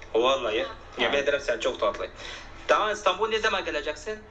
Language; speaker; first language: Turkish; non-native, learner; Arabic